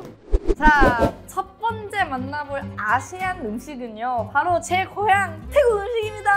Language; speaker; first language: Korean; non-native, fluent; Thai